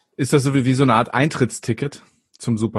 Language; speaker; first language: German; native; German